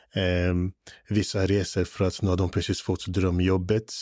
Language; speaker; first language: Swedish; non-native, fluent; English